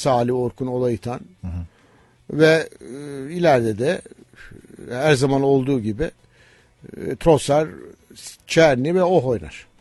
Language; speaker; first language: Turkish; native; Turkish